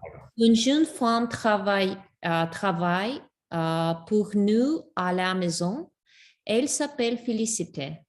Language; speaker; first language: French; non-native, learner; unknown